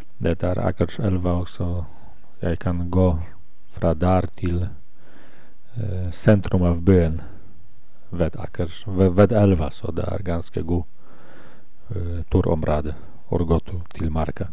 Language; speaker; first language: Swedish; non-native, learner; Norwegian